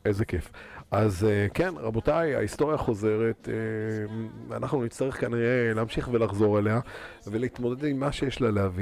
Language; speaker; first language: Hebrew; native; Hebrew